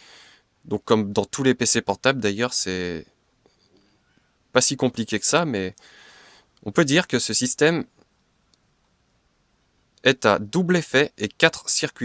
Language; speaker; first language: French; native; French